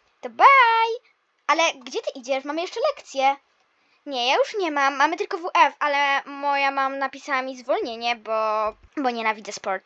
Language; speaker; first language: Polish; native; Polish